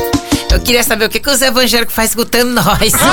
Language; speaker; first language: Portuguese; native; Portuguese